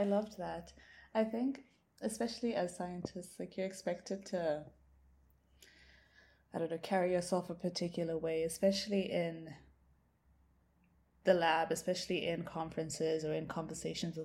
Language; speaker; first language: English; non-native, local second language; Tswana